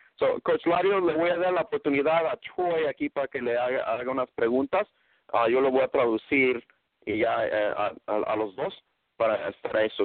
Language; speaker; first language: Spanish; early bilingual, heritage; Spanish